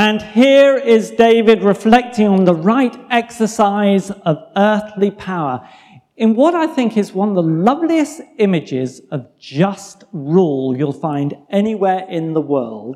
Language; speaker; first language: English; native; English